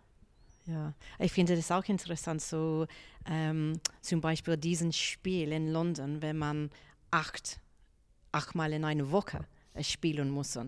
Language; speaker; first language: German; non-native, fluent; English